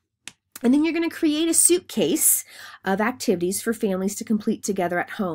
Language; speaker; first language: English; native; English